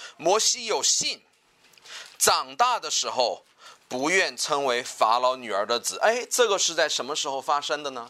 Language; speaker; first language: Chinese; native; Chinese